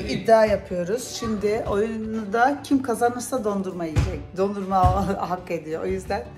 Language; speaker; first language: Turkish; early bilingual, heritage; Turkish